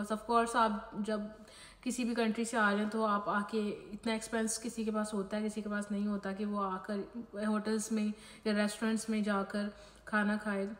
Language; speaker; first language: Urdu; native; Urdu